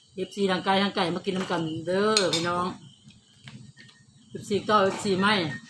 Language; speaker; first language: Thai; native; Thai